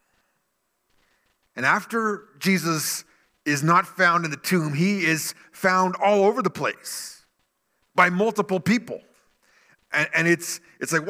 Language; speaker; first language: English; native; English